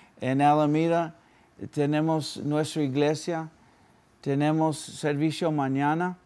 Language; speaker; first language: Spanish; early bilingual, heritage; Spanish